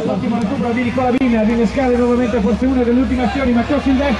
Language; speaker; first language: Italian; native; Italian